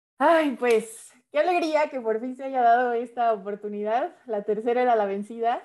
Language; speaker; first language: Spanish; native; Spanish